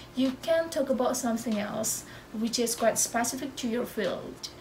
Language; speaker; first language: English; non-native, fluent; Indonesian